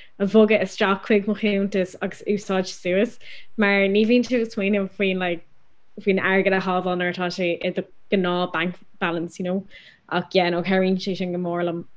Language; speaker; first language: Irish; non-native, local second language; English